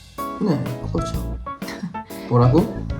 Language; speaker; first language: Korean; non-native, learner; Chinese